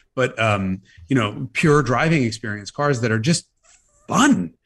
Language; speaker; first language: English; native; English